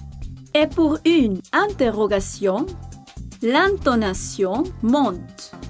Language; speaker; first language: French; non-native, fluent; Spanish